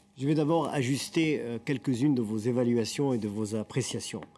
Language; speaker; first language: French; non-native, local second language; Arabic